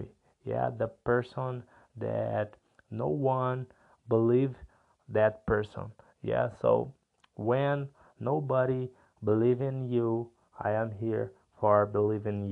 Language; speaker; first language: English; non-native, learner; Portuguese